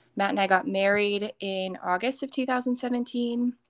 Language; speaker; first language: English; early bilingual, other home language; Hindi